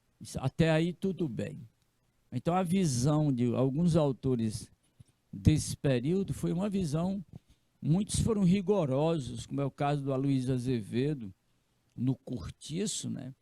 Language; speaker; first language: Portuguese; native; Portuguese